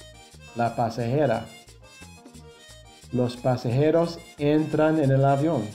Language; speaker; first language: Spanish; non-native, fluent; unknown